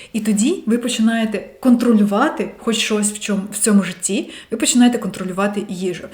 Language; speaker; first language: Ukrainian; non-native, local second language; Russian